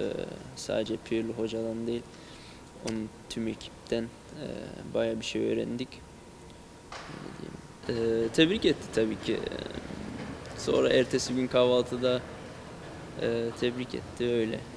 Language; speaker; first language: Turkish; early bilingual, heritage; Turkish